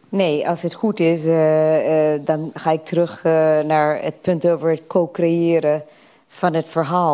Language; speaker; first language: Dutch; non-native, fluent; English